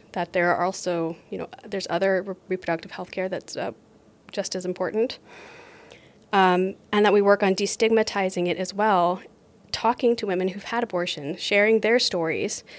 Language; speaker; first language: English; native; English